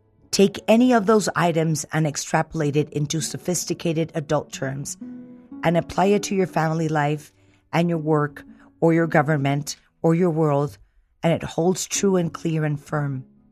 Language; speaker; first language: English; early bilingual, other home language; Spanish